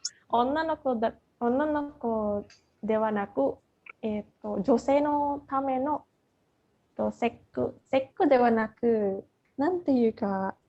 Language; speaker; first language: Japanese; non-native, fluent; Indonesian